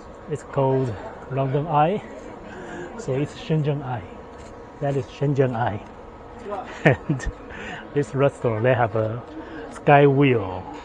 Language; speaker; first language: English; non-native, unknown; Chinese